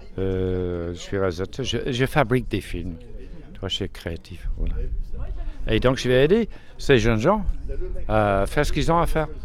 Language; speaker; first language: French; non-native, fluent; English